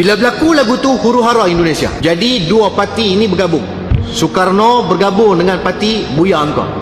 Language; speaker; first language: Malay; native; Malay